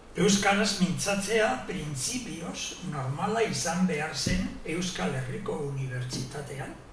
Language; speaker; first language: Basque; non-native, local second language; Spanish